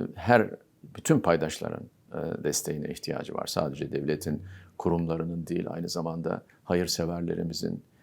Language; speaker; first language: Turkish; native; Turkish